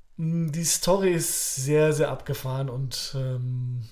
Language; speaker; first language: German; early bilingual, other home language; Polish